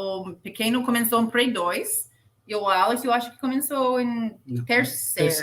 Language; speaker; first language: Portuguese; non-native, learner; English